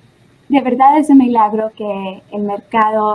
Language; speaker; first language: Spanish; early bilingual, heritage; Spanish